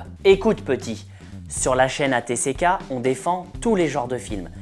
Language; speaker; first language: French; native; French